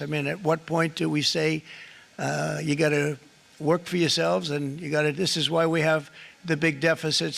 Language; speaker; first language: English; native; English